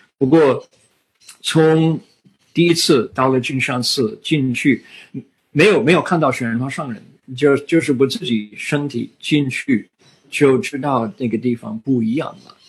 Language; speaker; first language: Chinese; non-native, fluent; English